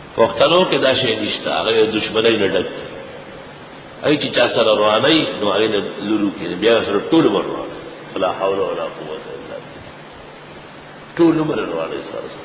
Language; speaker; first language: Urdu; non-native, local second language; Pashto